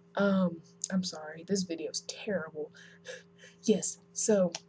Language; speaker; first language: English; native; English